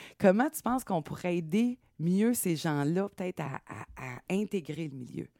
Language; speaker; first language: French; native; French